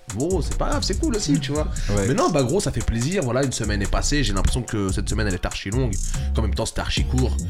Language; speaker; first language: French; native; French